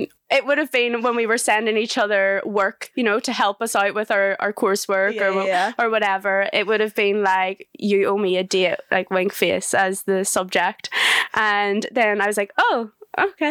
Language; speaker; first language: English; native; English